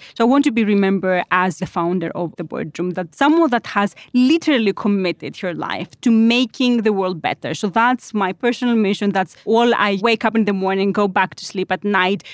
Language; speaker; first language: English; non-native, fluent; Greek